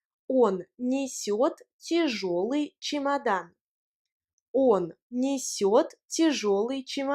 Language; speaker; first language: Russian; non-native, fluent; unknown